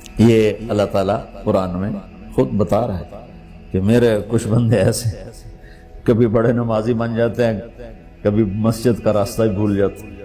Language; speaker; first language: Urdu; non-native, local second language; Punjabi